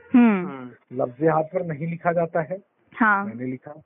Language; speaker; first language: Hindi; native; Hindi